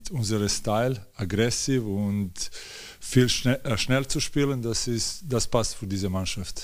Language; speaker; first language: German; non-native, learner; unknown